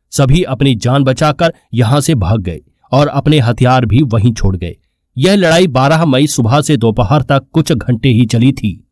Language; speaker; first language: Hindi; non-native, local second language; Punjabi